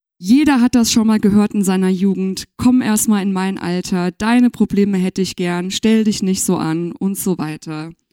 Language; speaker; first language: German; native; German